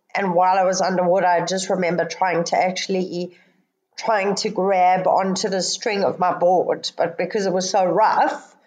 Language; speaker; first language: English; native; English